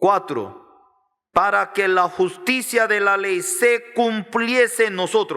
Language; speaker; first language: Spanish; non-native, learner; Korean